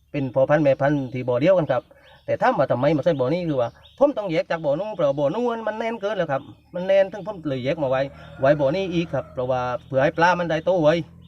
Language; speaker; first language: Thai; native; Thai